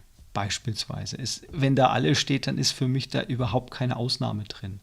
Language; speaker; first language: German; native; German